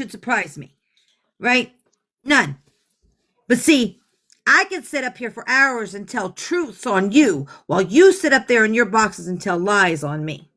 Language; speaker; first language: English; native; English